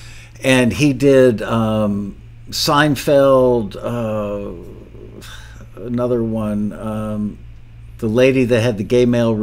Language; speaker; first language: English; native; English